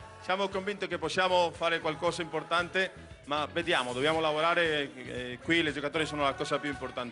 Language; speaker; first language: Italian; non-native, learner; Spanish